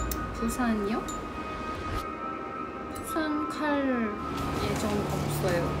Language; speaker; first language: Korean; non-native, fluent; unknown